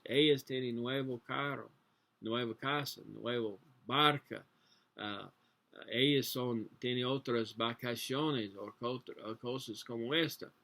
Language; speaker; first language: Spanish; non-native, learner; English